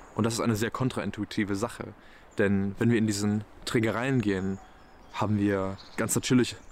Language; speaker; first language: German; native; German